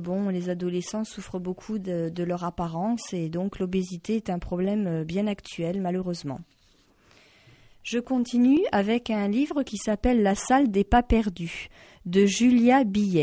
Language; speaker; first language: French; native; French